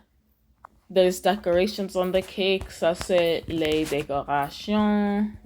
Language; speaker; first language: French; non-native, learner; English